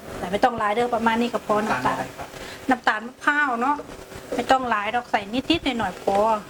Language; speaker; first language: Thai; native; Thai